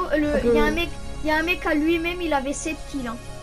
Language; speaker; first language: French; native; French